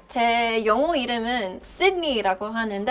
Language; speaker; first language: Korean; non-native, learner; English